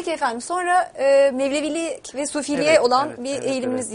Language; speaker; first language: Turkish; native; Turkish